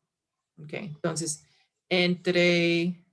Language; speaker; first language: Spanish; non-native, fluent; English